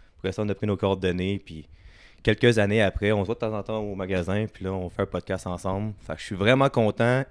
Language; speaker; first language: French; native; French